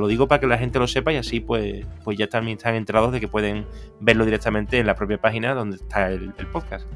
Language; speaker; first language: Spanish; native; Spanish